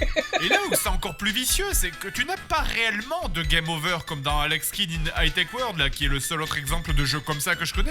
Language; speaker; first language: French; native; French